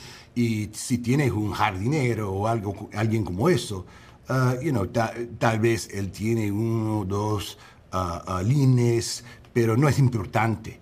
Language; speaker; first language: Spanish; non-native, learner; English